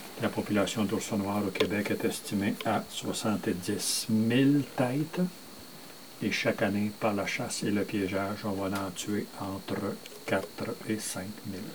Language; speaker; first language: French; native; French